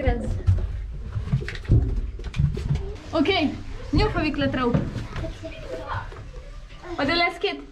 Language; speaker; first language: Swedish; non-native, fluent; Indonesian